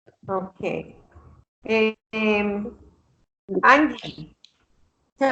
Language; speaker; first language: English; non-native, fluent; Spanish